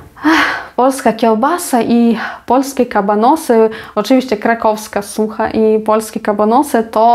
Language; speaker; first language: Polish; non-native, fluent; Ukrainian